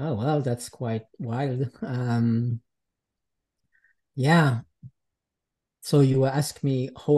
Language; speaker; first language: English; non-native, fluent; French